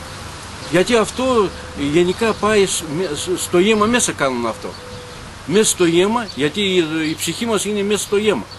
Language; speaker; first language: Greek; non-native, learner; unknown